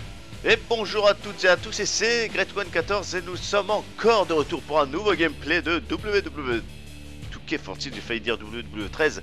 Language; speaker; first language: French; native; French